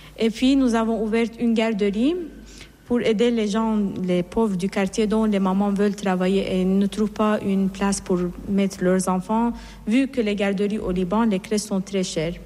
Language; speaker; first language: French; non-native, fluent; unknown